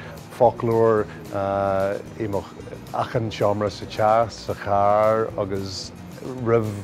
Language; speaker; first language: Irish; non-native, local second language; English